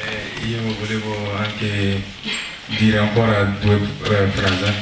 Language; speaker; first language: Italian; non-native, learner; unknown